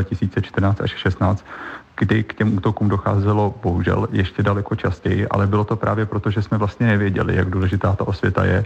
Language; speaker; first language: Czech; native; Czech